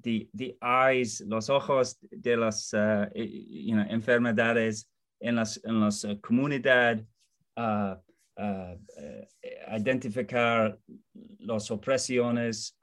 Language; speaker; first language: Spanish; non-native, learner; English